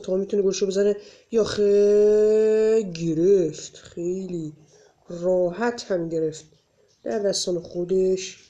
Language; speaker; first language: Persian; native; Persian